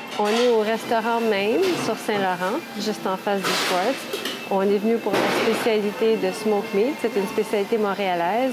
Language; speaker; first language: French; native; French